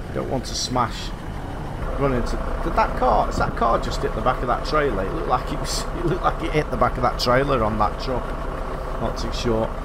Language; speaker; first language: English; native; English